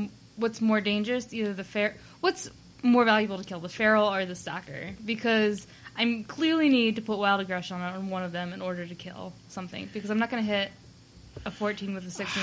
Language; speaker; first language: English; native; English